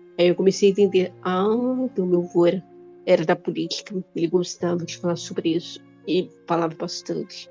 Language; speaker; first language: Portuguese; non-native, local second language; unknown